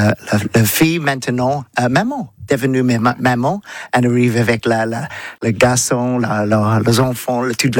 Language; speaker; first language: French; non-native, learner; English